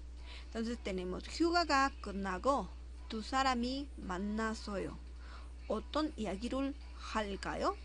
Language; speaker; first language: Korean; non-native, fluent; Spanish